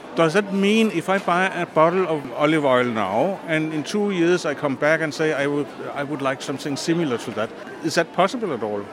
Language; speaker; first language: English; non-native, fluent; Danish